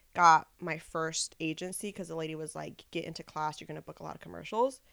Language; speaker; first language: English; early bilingual, other home language; Spanish